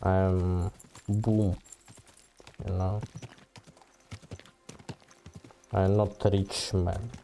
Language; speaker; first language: English; non-native, learner; Russian